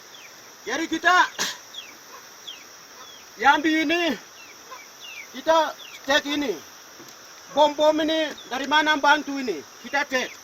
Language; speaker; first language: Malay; non-native, local second language; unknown